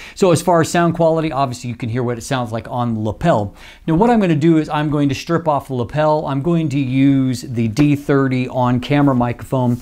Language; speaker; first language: English; native; English